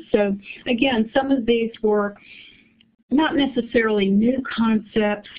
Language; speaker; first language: English; native; English